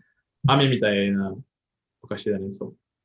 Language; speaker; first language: Japanese; non-native, learner; English